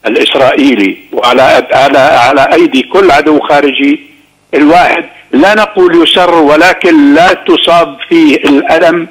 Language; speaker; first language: Arabic; native; Arabic